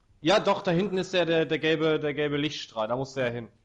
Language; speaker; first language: German; native; German